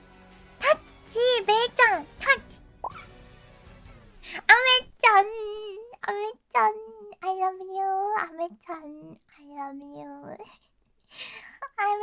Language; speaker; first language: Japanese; native; Japanese